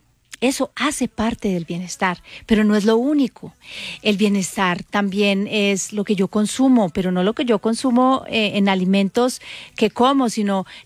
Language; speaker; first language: Spanish; native; Spanish